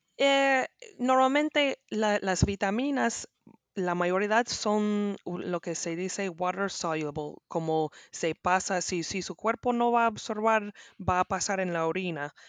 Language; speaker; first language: Spanish; non-native, learner; English